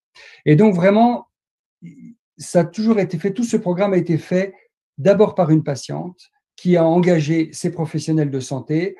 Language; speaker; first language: French; native; French